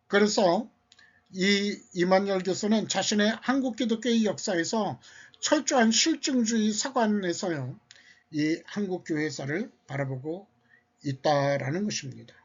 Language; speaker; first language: Korean; native; Korean